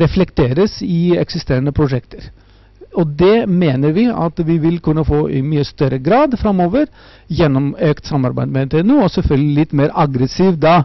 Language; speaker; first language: Norwegian; non-native, fluent; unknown